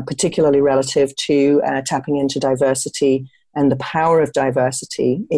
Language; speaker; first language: English; native; English